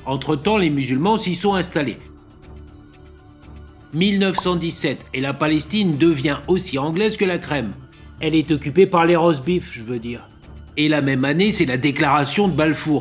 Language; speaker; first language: French; native; French